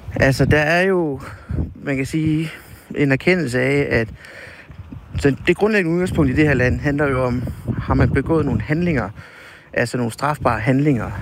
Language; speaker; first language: Danish; native; Danish